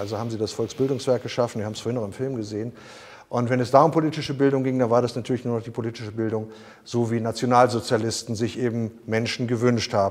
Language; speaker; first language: German; native; German